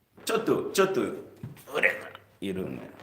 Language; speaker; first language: Japanese; non-native, learner; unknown